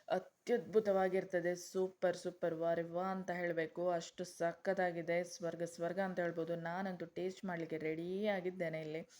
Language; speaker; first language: Kannada; non-native, local second language; Konkani